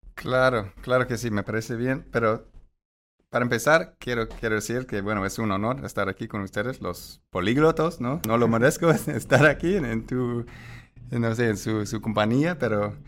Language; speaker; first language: Spanish; non-native, fluent; English